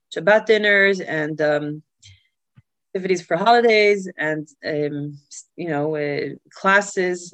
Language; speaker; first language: English; early bilingual, other home language; Hebrew